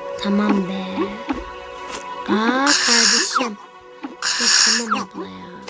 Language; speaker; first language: Turkish; native; Turkish